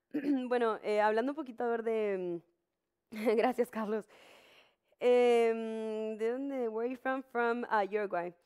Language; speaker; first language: Spanish; native; Spanish